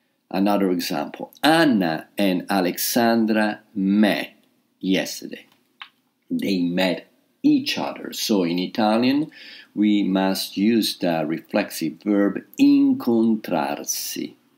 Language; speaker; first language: English; non-native, fluent; Italian